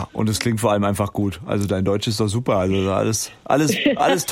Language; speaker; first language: German; native; German